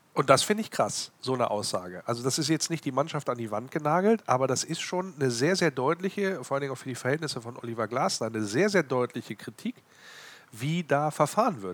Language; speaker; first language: German; native; German